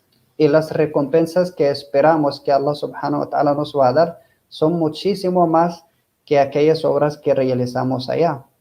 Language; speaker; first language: Spanish; non-native, fluent; Arabic